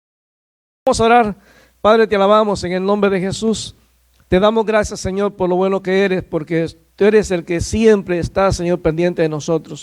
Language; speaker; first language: Spanish; native; Spanish